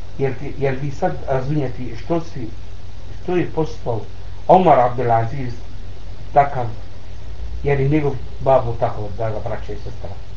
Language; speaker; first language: Bosnian; non-native, learner; Arabic